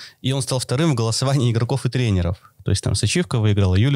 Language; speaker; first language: Russian; native; Russian